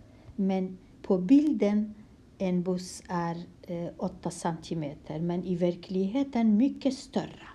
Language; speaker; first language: Swedish; non-native, fluent; Kurdish